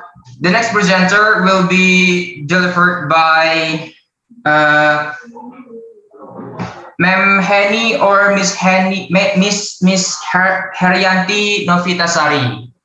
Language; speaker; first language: English; non-native, learner; Indonesian